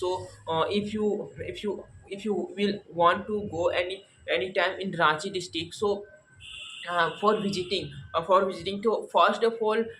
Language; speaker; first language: English; non-native, learner; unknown